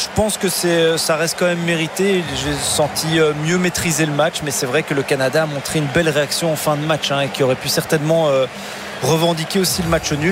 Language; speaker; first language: French; native; French